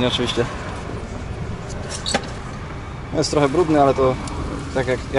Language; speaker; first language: Polish; native; Polish